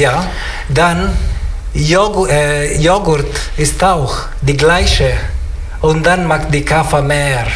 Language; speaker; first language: German; non-native, learner; Italian